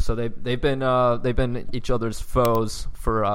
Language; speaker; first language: English; native; English